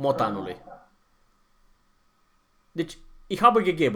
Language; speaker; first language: German; non-native, fluent; Romanian